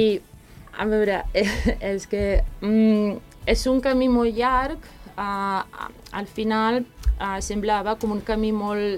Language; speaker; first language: Catalan; non-native, fluent; Serbian